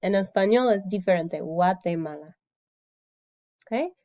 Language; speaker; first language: Spanish; non-native, fluent; English